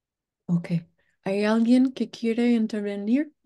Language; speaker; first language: Spanish; non-native, fluent; English